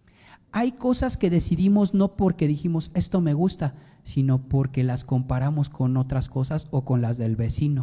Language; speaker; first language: Spanish; native; Spanish